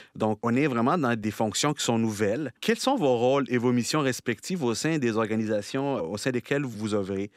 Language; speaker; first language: French; early bilingual, other home language; Spanish